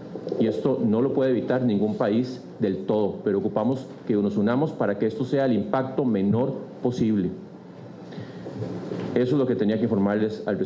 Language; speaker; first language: Spanish; native; Spanish